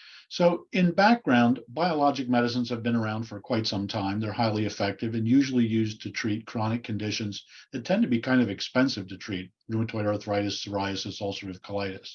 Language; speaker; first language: English; native; English